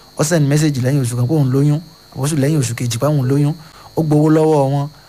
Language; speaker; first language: Yoruba; native; Yoruba